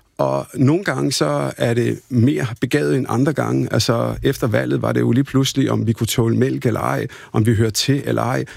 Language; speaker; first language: Danish; early bilingual, other home language; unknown